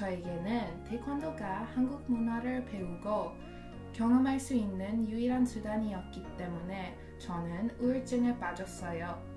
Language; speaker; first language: Korean; non-native, learner; Persian